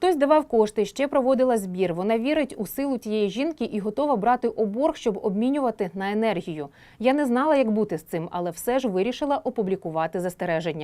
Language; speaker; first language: Ukrainian; native; Ukrainian